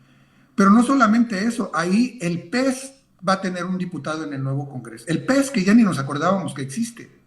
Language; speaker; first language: Spanish; native; Spanish